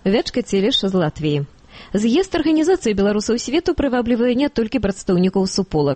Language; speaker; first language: Belarusian; native; Belarusian